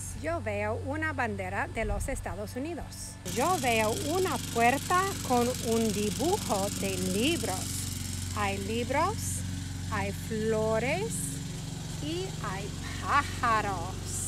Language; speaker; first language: Spanish; non-native, fluent; English